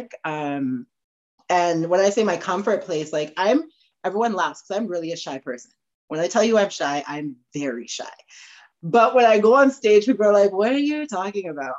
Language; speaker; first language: English; native; English